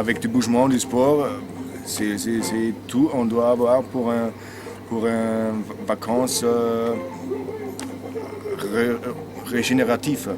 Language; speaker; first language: French; non-native, learner; German